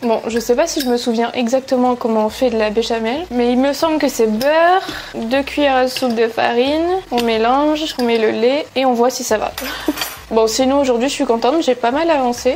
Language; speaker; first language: French; native; French